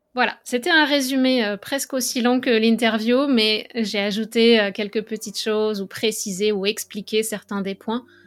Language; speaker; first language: French; native; French